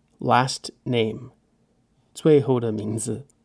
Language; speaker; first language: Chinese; non-native, fluent; English